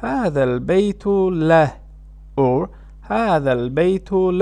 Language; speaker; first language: Arabic; non-native, fluent; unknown